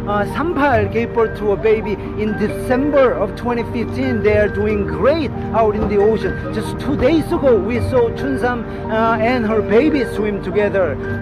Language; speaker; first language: English; non-native, fluent; Korean